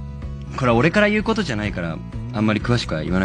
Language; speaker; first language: Japanese; native; Japanese